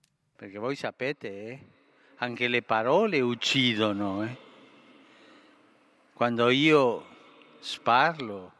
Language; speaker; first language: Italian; non-native, fluent; Spanish